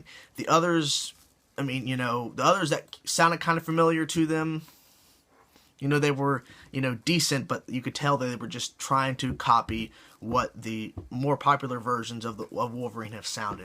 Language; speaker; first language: English; native; English